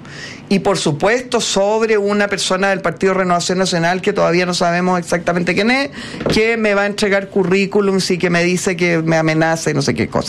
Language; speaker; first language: Spanish; native; Spanish